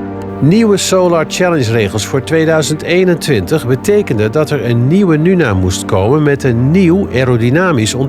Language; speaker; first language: Dutch; native; Dutch